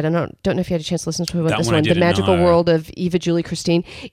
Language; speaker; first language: English; native; English